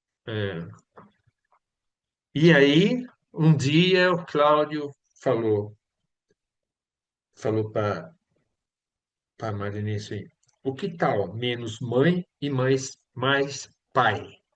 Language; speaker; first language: Portuguese; non-native, fluent; Swedish